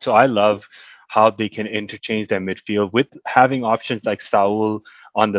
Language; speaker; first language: English; non-native, local second language; Hindi